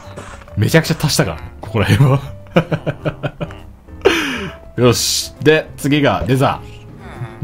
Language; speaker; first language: Japanese; native; Japanese